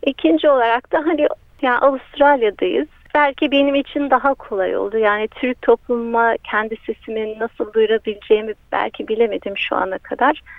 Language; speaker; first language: Turkish; early bilingual, heritage; Turkish